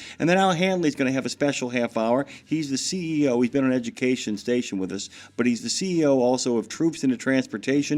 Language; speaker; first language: English; native; English